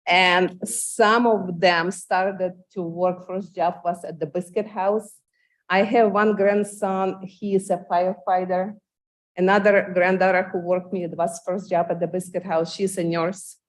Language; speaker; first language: English; non-native, fluent; Ukrainian